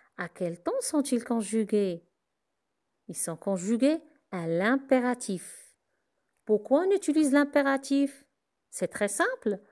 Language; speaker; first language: French; non-native, local second language; Arabic